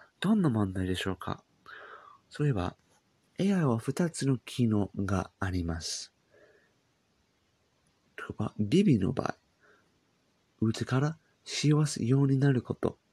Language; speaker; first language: Japanese; non-native, learner; English